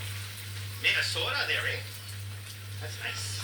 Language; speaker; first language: English; native; English